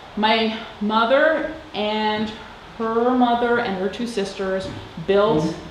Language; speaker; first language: English; native; English